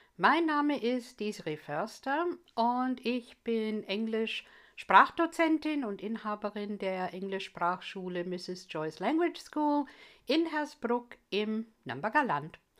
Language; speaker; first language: German; non-native, fluent; English